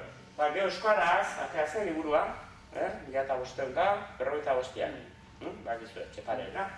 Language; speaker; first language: Basque; native; Basque